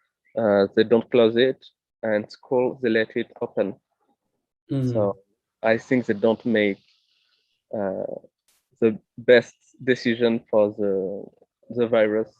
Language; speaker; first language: English; non-native, fluent; French